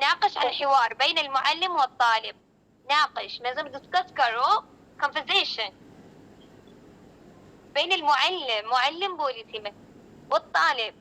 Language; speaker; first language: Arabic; non-native, learner; Hindi